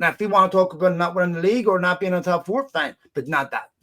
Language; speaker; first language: English; native; English